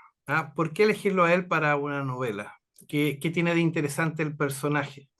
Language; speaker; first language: Spanish; native; Spanish